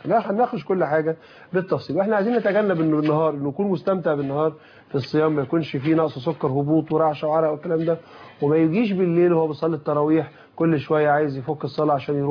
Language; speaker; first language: Arabic; native; Arabic